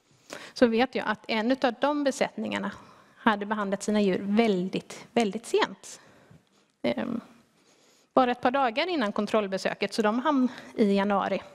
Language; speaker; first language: Swedish; native; Swedish